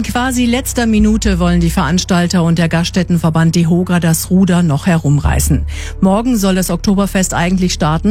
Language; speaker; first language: German; native; German